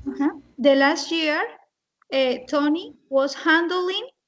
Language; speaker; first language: English; non-native, fluent; Spanish